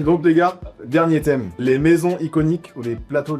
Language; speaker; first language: French; native; French